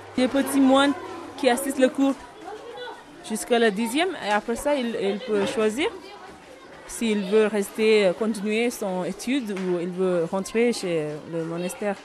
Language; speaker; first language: French; non-native, learner; Tibetan